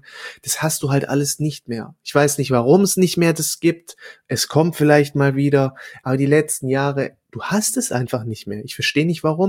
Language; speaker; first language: German; native; German